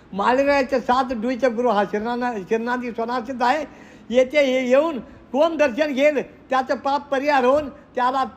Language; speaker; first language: Marathi; non-native, local second language; Kannada